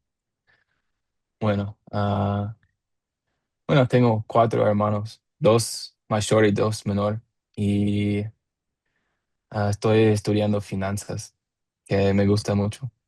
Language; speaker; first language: Spanish; non-native, learner; English